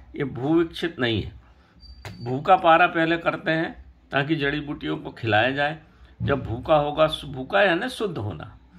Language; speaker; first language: Hindi; native; Hindi